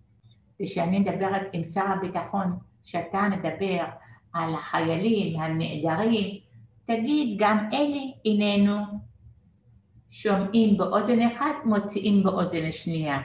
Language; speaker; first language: Hebrew; non-native, fluent; Arabic